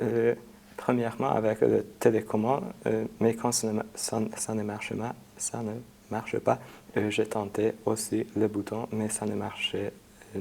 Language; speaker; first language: French; non-native, fluent; Hungarian